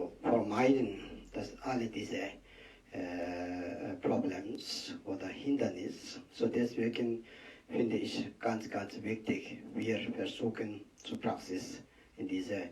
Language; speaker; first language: German; non-native, learner; Tibetan